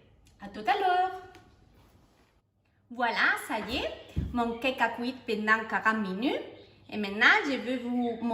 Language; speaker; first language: French; non-native, fluent; Spanish